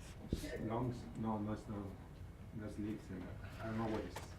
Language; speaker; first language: English; non-native, learner; Spanish